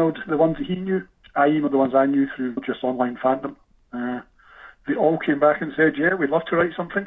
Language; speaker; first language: English; native; English